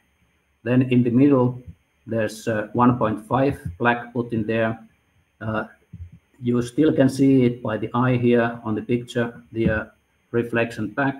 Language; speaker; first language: English; non-native, fluent; Finnish